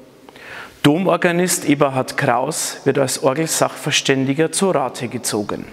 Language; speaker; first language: German; native; German